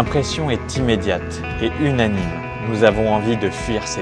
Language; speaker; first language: French; native; French